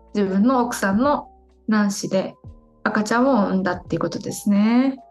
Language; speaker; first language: Japanese; native; Japanese